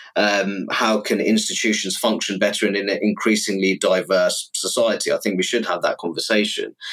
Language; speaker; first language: English; native; English